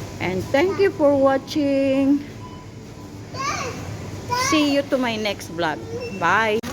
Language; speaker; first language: English; non-native, local second language; Filipino